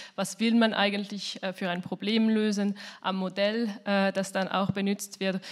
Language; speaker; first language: German; non-native, fluent; French